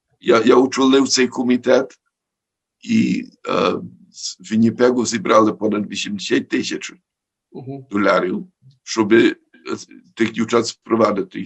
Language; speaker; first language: Ukrainian; early bilingual, heritage; Ukrainian